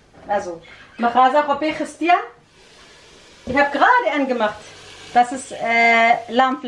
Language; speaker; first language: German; non-native, learner; Kurdish